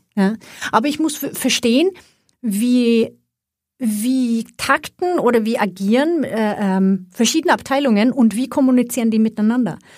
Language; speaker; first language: German; non-native, fluent; Swedish